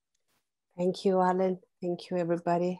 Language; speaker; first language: English; non-native, fluent; Portuguese